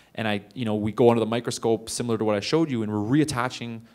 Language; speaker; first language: English; native; English